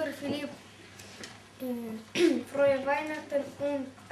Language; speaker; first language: German; non-native, learner; Russian